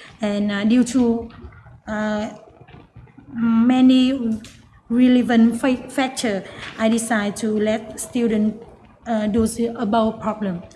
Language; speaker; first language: English; non-native, learner; Vietnamese